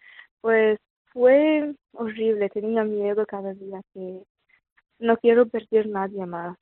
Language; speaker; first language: Spanish; non-native, fluent; Arabic